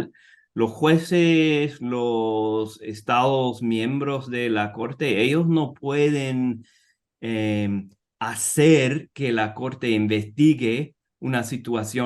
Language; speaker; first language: Spanish; non-native, fluent; English